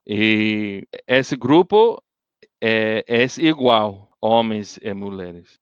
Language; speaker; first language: Portuguese; non-native, learner; English